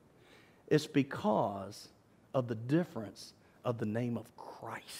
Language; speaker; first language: English; native; English